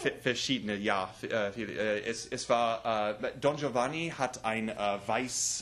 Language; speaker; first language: German; non-native, learner; English